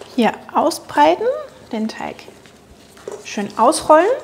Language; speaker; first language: German; non-native, fluent; French